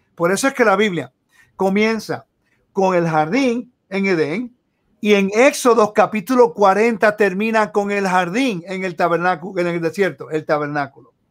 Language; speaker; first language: Spanish; early bilingual, heritage; Spanish